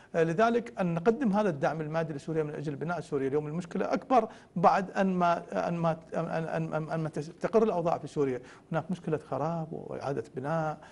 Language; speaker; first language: Arabic; native; Arabic